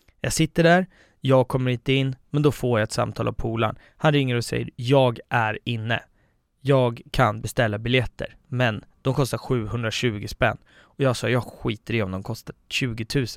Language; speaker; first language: Swedish; native; Swedish